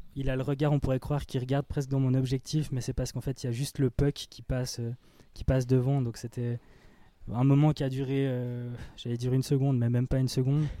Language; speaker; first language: French; native; French